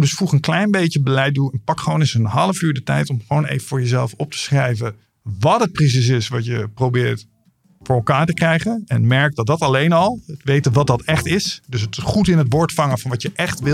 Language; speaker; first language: Dutch; native; Dutch